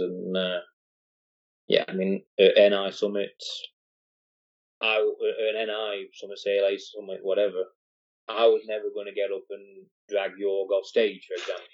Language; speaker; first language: English; native; English